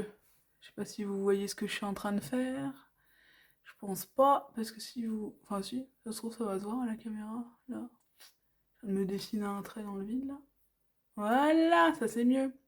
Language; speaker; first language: French; native; French